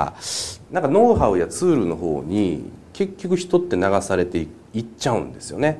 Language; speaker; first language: Japanese; native; Japanese